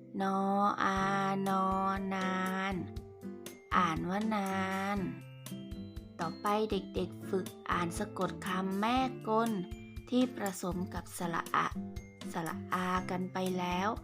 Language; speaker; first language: Thai; native; Thai